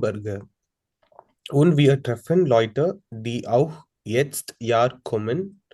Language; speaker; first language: German; non-native, learner; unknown